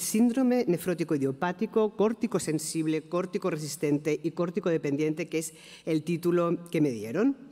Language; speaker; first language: Spanish; native; Spanish